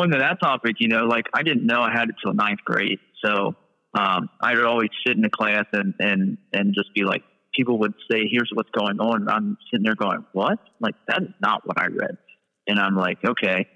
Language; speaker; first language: English; native; English